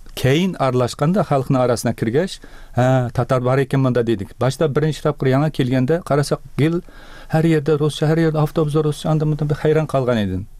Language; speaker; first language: Tatar; early bilingual, heritage; Tatar